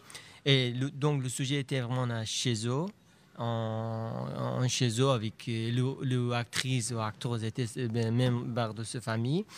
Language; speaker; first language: French; non-native, learner; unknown